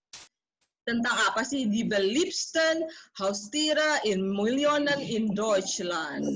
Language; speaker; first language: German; non-native, learner; Indonesian